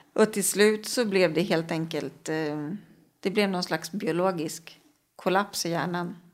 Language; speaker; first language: Swedish; native; Swedish